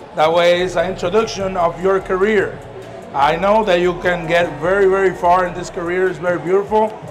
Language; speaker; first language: English; non-native, fluent; Spanish